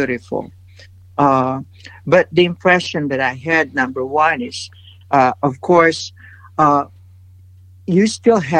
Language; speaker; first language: English; non-native, local second language; Filipino